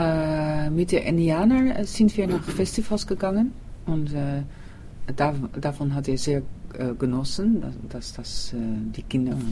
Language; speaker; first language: German; non-native, learner; Dutch